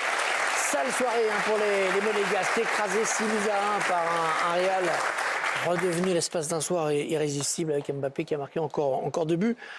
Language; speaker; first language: French; native; French